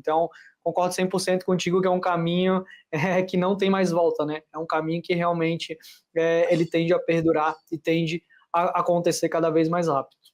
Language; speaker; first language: Portuguese; native; Portuguese